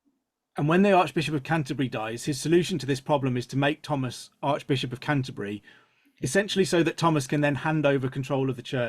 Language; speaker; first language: English; native; English